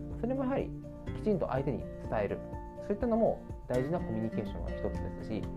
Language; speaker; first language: Japanese; native; Japanese